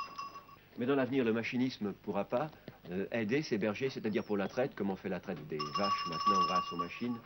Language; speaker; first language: French; native; French